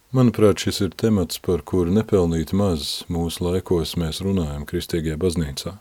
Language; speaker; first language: Latvian; native; Latvian